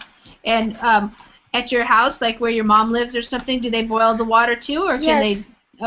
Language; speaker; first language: English; native; English